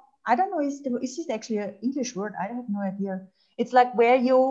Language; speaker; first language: English; non-native, fluent; German